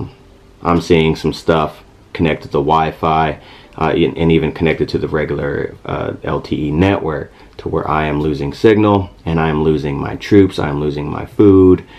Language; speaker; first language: English; native; English